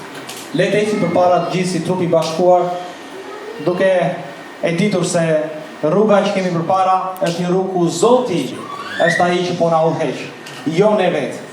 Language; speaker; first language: Albanian; native; Albanian